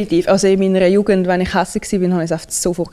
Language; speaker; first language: German; early bilingual, other home language; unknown